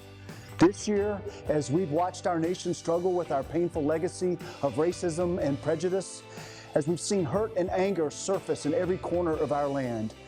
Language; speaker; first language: English; native; English